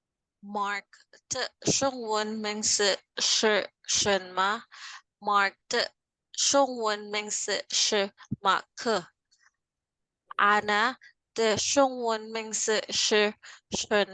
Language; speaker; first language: Chinese; non-native, learner; Filipino